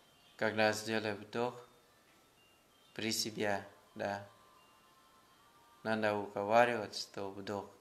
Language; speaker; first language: Russian; non-native, learner; Thai